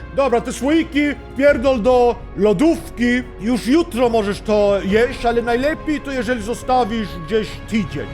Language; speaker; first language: Polish; non-native, learner; Swedish